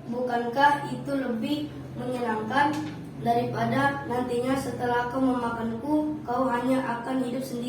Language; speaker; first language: Indonesian; native; Indonesian